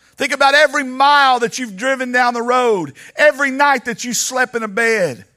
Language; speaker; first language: English; native; English